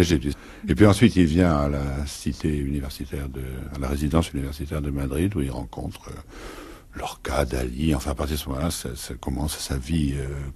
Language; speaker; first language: French; native; French